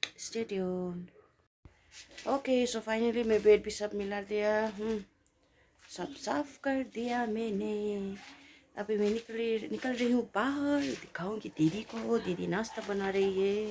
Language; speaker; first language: Hindi; non-native, local second language; Nepali